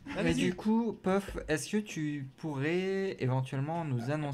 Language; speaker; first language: French; native; French